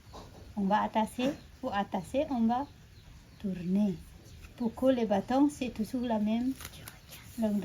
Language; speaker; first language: French; non-native, learner; Indonesian